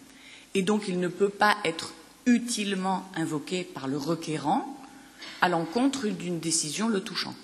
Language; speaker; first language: French; native; French